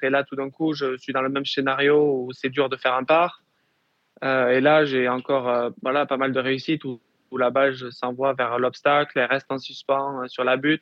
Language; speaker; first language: French; native; French